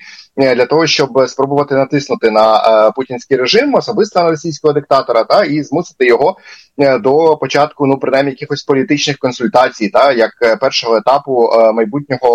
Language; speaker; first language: Ukrainian; native; Ukrainian